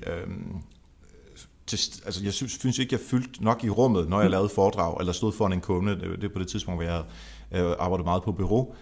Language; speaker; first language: Danish; native; Danish